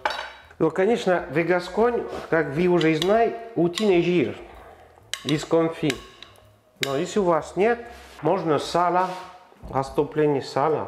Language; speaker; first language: Russian; non-native, learner; French